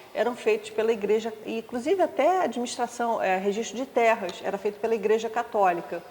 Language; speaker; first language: Portuguese; native; Portuguese